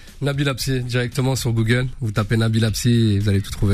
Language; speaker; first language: French; early bilingual, other home language; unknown